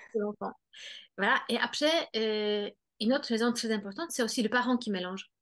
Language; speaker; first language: French; non-native, fluent; Polish